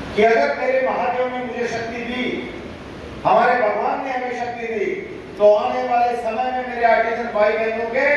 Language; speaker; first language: Hindi; native; Hindi